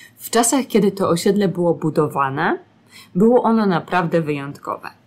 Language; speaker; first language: Polish; native; Polish